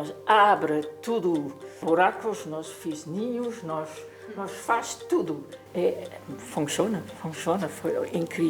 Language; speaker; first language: Portuguese; non-native, learner; Dutch